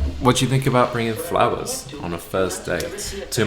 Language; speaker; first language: English; native; English